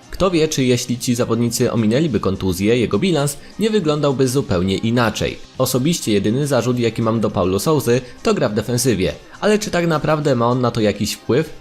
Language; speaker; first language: Polish; native; Polish